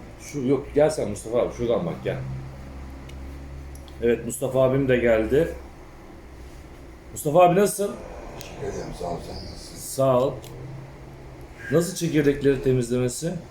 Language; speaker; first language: Turkish; native; Turkish